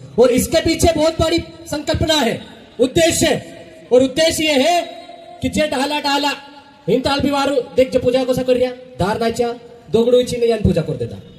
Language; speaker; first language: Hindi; non-native, local second language; Bhili